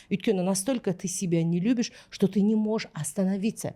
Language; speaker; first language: Russian; non-native, local second language; Kazakh